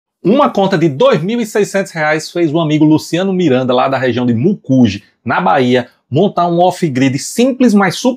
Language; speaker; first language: Portuguese; native; Portuguese